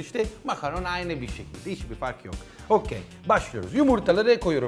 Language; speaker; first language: Turkish; non-native, learner; Italian